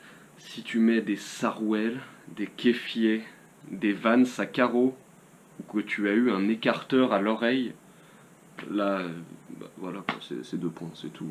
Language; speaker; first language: French; native; French